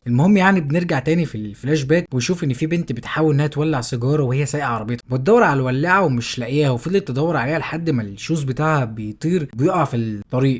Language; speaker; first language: Arabic; native; Arabic